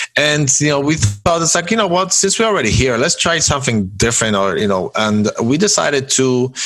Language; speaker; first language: English; early bilingual, other home language; Polish